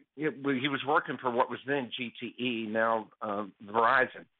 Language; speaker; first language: English; native; English